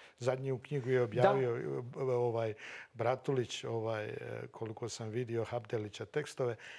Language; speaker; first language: Croatian; native; Croatian